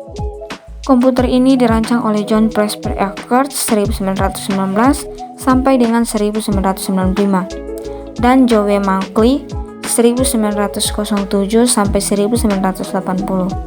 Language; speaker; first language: Indonesian; native; Indonesian